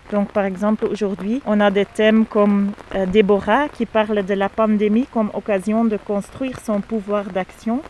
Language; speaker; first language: French; non-native, fluent; Dutch